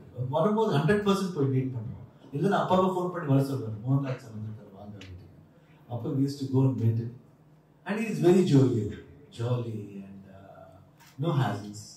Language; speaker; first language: Tamil; non-native, learner; Kannada